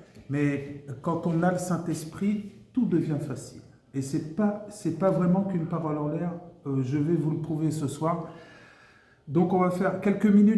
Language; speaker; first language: French; native; French